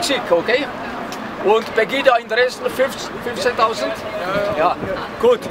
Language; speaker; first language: German; non-native, fluent; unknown